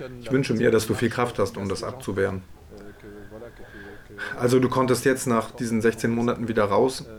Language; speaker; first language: German; native; German